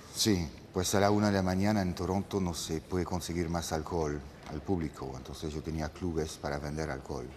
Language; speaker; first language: Spanish; non-native, fluent; French